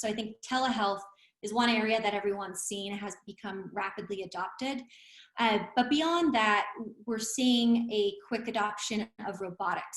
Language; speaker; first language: English; native; English